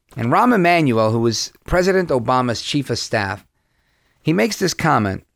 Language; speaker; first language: English; early bilingual, other home language; Spanish